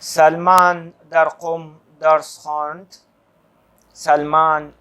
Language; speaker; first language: Persian; non-native, fluent; Urdu